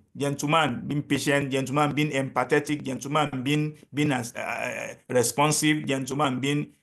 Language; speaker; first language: English; non-native, local second language; Yoruba